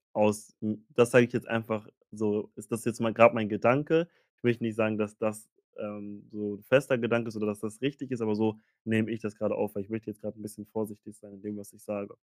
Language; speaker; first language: German; early bilingual, other home language; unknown